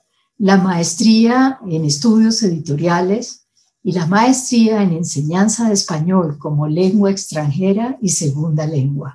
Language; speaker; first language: Spanish; native; Spanish